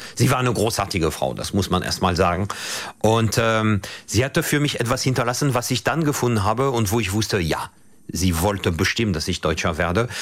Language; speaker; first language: German; non-native, fluent; French